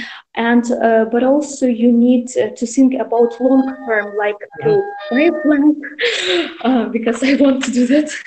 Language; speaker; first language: English; non-native, learner; Russian